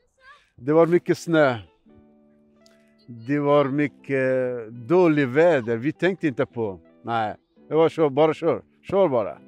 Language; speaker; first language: Swedish; non-native, learner; Persian